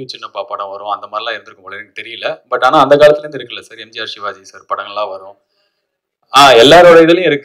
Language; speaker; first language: Tamil; native; Tamil